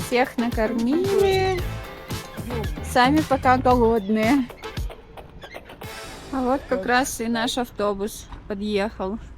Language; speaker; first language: Russian; native; Russian